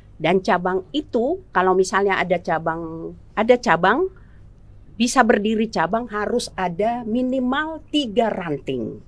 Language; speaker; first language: Indonesian; non-native, local second language; Batak Toba